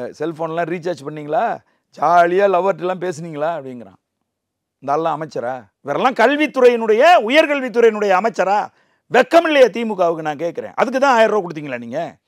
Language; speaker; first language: Tamil; native; Tamil